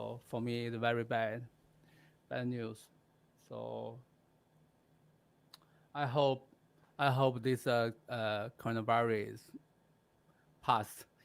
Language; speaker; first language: English; non-native, learner; Chinese